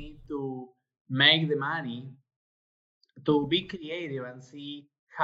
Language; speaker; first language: English; non-native, fluent; Spanish